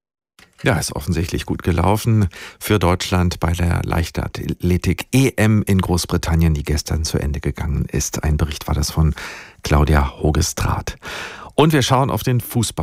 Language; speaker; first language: German; native; German